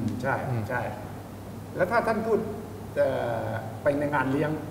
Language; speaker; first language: Thai; native; Thai